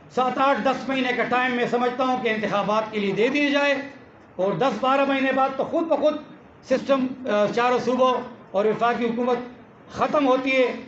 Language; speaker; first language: Urdu; non-native, local second language; Pashto